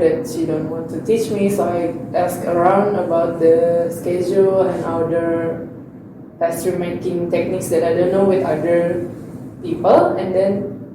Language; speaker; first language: English; non-native, learner; Indonesian